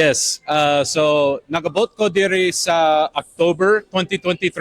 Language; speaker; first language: Cebuano; non-native, learner; English